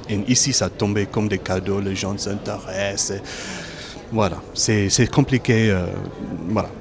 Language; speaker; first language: French; non-native, fluent; English